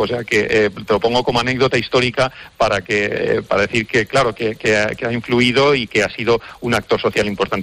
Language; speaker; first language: Spanish; native; Spanish